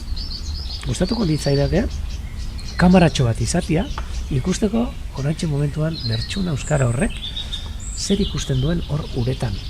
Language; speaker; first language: Basque; native; Basque